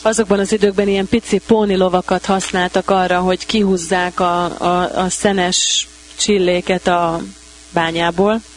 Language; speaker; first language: Hungarian; native; Hungarian